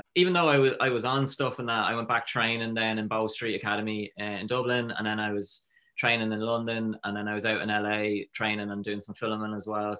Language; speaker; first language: English; native; English